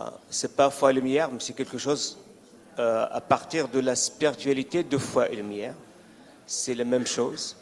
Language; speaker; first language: French; non-native, fluent; Arabic